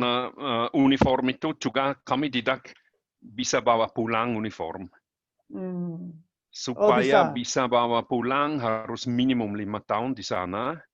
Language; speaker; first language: Indonesian; non-native, learner; German